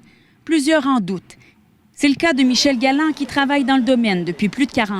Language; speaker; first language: French; native; French